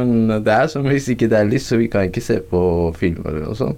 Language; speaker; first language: Norwegian; non-native, learner; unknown